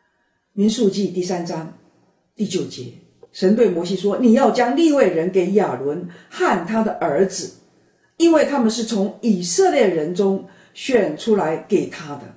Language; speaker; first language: Chinese; native; Chinese